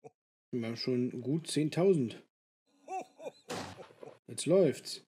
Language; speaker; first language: German; native; German